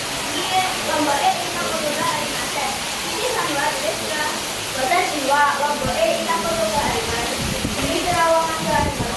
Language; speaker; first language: Japanese; non-native, learner; Indonesian